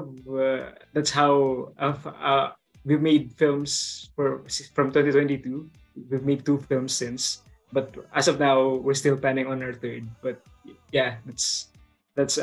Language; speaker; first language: English; non-native, local second language; Bikol